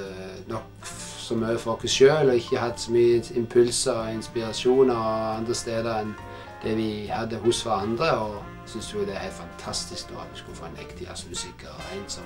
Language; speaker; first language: Norwegian; native; Norwegian